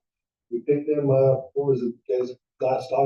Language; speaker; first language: English; native; English